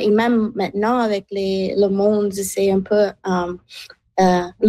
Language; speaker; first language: French; non-native, fluent; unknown